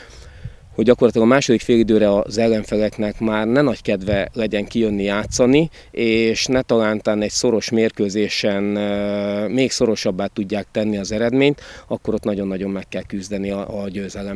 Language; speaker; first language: Hungarian; native; Hungarian